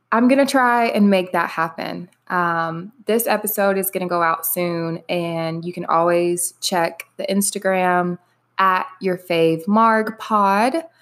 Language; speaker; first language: English; native; English